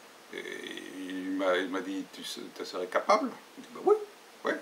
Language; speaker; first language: French; non-native, fluent; Spanish